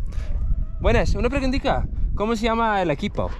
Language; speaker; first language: Spanish; non-native, fluent; English